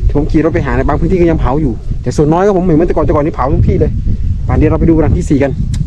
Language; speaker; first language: Thai; native; Thai